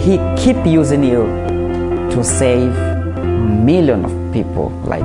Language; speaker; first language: English; non-native, fluent; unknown